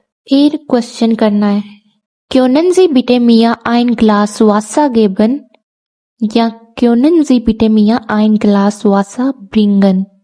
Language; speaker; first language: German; non-native, learner; Urdu